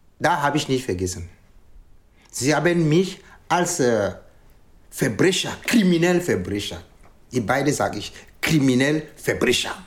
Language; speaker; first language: German; non-native, fluent; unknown